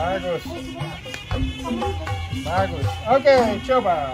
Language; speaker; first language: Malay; non-native, learner; Dutch